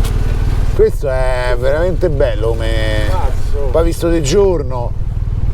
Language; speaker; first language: Italian; native; Italian